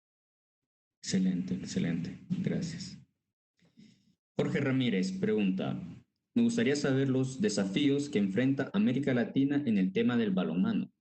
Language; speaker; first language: Spanish; native; Spanish